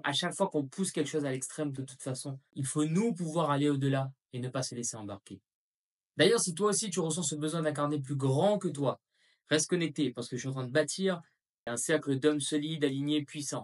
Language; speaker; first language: French; native; French